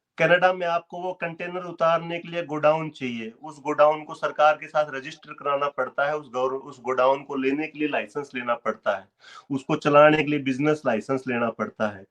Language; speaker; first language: Hindi; native; Hindi